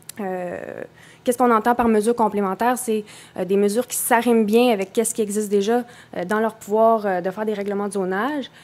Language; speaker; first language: French; native; French